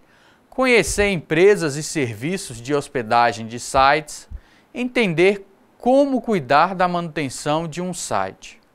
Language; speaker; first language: Portuguese; native; Portuguese